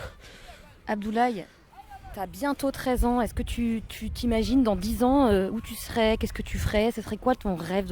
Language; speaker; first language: French; native; French